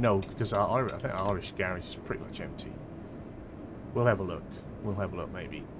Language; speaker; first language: English; native; English